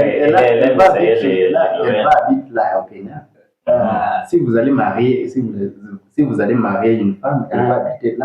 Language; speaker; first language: French; non-native, learner; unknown